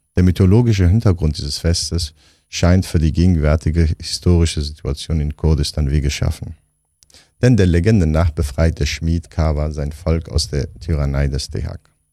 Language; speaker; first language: German; non-native, fluent; Kurdish